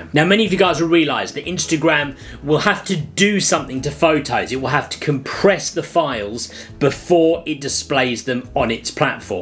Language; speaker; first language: English; native; English